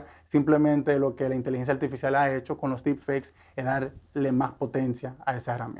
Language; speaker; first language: Spanish; native; Spanish